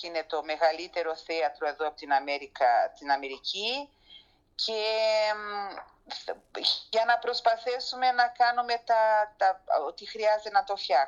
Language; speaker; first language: Greek; early bilingual, heritage; Greek